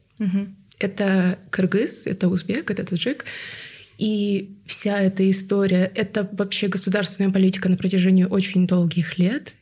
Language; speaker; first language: Russian; non-native, local second language; Tuvinian